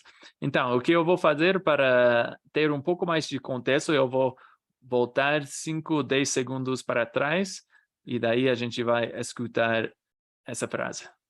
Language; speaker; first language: Portuguese; non-native, fluent; English